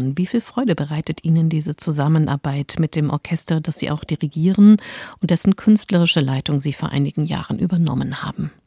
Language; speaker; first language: German; native; German